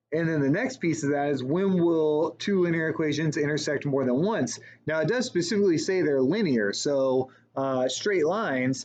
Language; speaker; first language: English; native; English